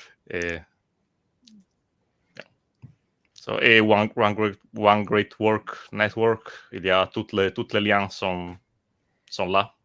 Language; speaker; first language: French; non-native, learner; Italian